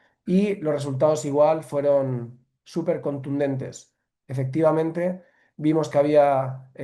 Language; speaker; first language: Spanish; native; Spanish